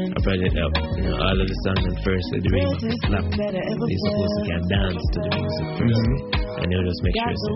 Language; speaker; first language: English; non-native, local second language; Jamaican Creole English